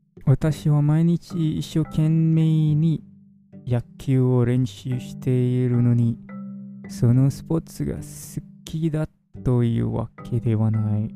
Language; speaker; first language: Japanese; non-native, learner; English